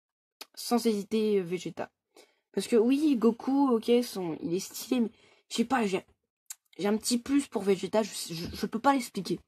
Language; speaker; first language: French; native; French